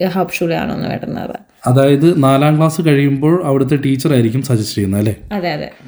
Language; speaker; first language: Malayalam; early bilingual, heritage; Malayalam